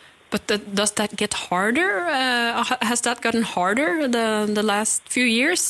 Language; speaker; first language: English; non-native, fluent; Norwegian